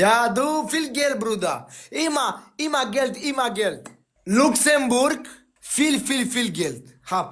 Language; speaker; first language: German; non-native, learner; Romanian